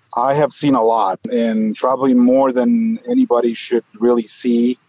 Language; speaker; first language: English; non-native, fluent; Spanish